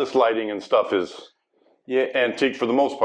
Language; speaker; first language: English; native; English